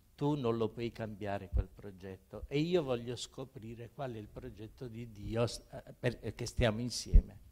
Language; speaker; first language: Italian; native; Italian